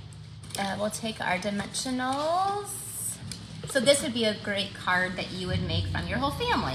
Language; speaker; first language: English; native; English